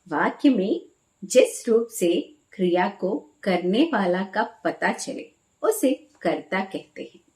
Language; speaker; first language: Hindi; non-native, local second language; Malayalam